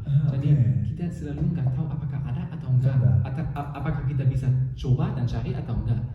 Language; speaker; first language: Indonesian; non-native, fluent; German